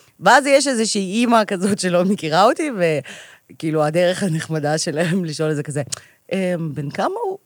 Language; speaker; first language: Hebrew; early bilingual, other home language; Russian